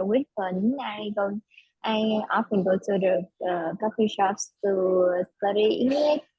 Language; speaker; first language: English; non-native, learner; Vietnamese